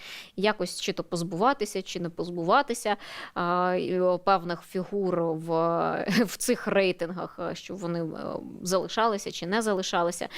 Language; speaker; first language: Ukrainian; native; Ukrainian